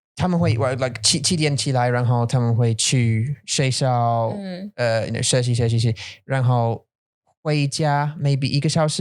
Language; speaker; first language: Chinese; non-native, learner; English